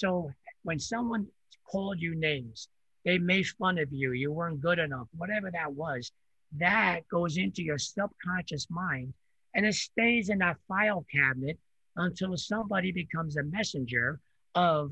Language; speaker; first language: English; early bilingual, other home language; Italian